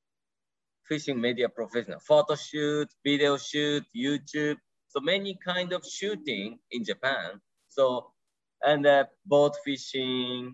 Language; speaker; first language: English; non-native, learner; Japanese